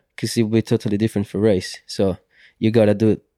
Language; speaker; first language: English; non-native, fluent; Portuguese